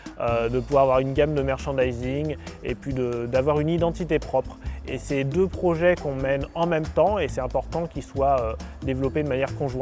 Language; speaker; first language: French; native; French